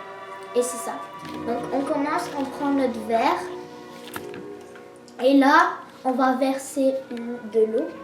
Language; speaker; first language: French; native; French